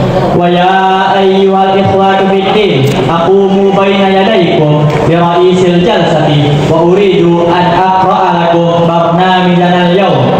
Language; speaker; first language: Arabic; non-native, fluent; Indonesian